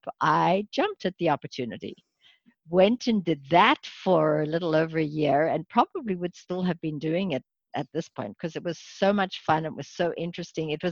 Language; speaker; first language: English; native; English